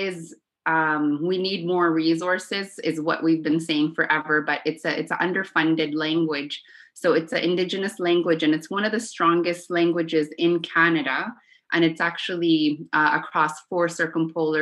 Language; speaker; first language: English; non-native, fluent; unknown